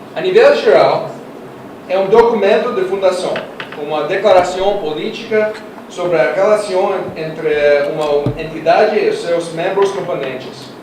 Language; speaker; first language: Portuguese; non-native, learner; Russian